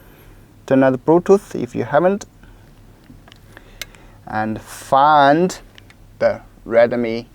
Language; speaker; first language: English; non-native, local second language; Chinese